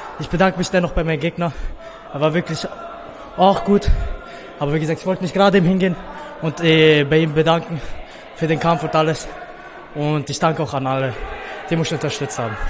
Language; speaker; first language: German; non-native, fluent; Persian